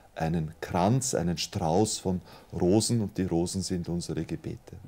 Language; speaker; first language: German; native; German